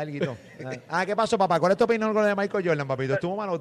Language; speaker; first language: Spanish; native; Spanish